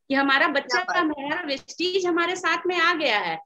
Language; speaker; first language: Hindi; native; Hindi